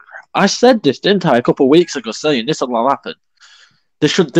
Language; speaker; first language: English; native; English